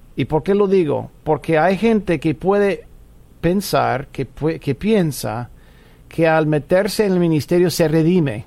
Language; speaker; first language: Spanish; non-native, fluent; English